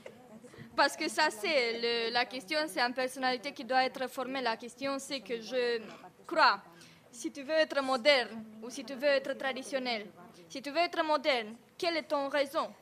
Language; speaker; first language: French; non-native, fluent; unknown